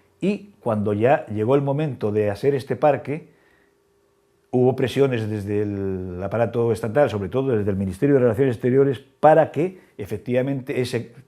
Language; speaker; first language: Spanish; native; Spanish